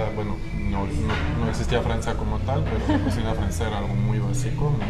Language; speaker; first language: Spanish; non-native, fluent; French